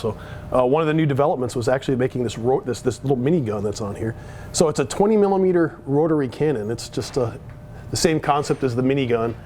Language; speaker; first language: English; native; English